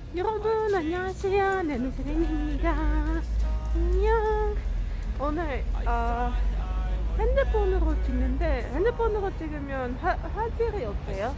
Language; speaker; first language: Korean; non-native, fluent; Dutch